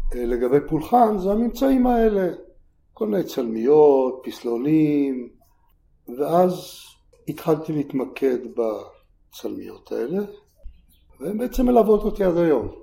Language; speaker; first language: Hebrew; native; Hebrew